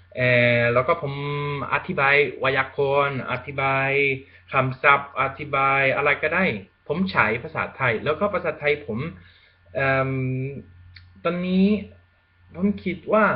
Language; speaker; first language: Thai; non-native, learner; Spanish